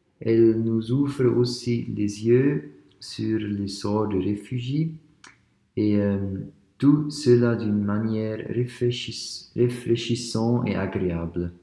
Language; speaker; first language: French; non-native, learner; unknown